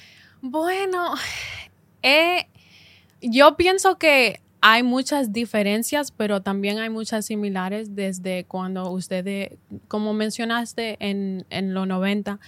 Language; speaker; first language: Spanish; early bilingual, heritage; Spanish